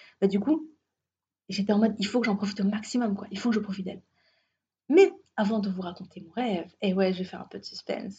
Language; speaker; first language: French; native; French